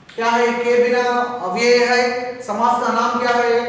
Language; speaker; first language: Hindi; non-native, local second language; Telugu